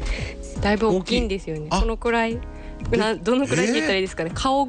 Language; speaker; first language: Japanese; native; Japanese